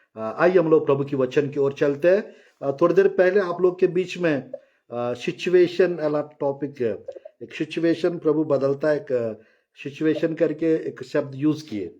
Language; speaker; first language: Hindi; non-native, local second language; Telugu